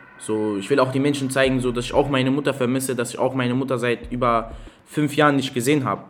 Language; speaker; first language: German; early bilingual, other home language; Arabic